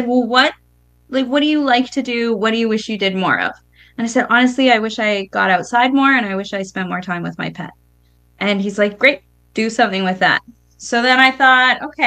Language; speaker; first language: English; native; English